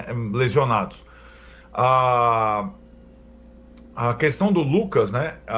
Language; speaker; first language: Portuguese; native; Portuguese